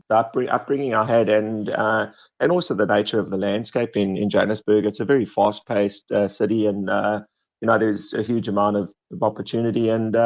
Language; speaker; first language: English; native; English